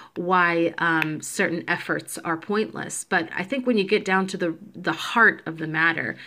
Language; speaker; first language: English; native; English